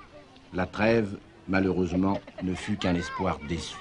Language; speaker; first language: French; native; French